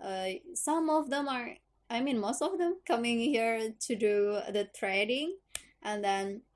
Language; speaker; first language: English; non-native, learner; Indonesian